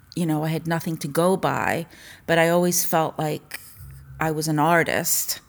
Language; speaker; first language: English; native; English